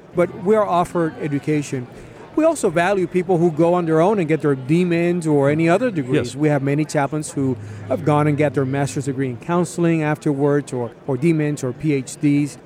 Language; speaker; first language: English; early bilingual, other home language; Spanish